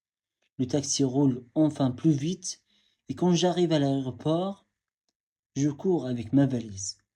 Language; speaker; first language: French; non-native, fluent; Arabic